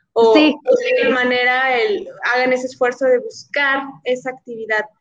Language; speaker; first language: Spanish; native; Spanish